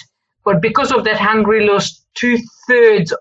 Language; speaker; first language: English; early bilingual, other home language; Hungarian